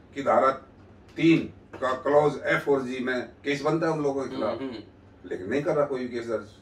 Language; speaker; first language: Hindi; native; Hindi